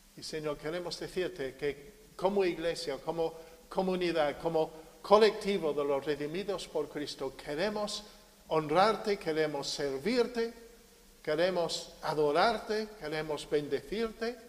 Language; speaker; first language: Spanish; non-native, fluent; English